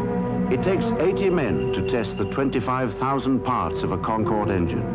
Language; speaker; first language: English; native; English